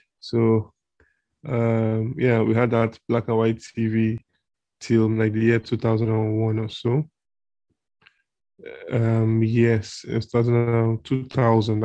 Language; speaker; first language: English; non-native, local second language; Igbo